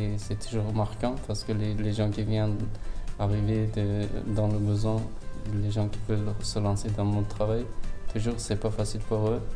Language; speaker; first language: French; non-native, fluent; Turkish